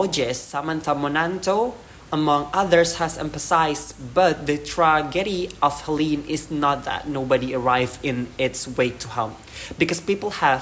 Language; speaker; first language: English; non-native, learner; Indonesian